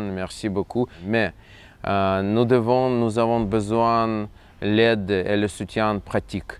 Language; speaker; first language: French; non-native, fluent; Russian